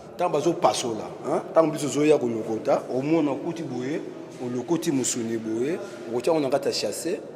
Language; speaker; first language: Lingala; native; Lingala